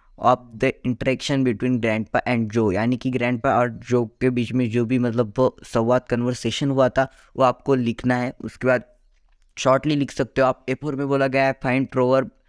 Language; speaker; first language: Hindi; non-native, local second language; Marathi